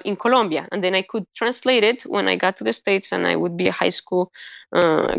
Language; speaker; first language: English; early bilingual, other home language; Spanish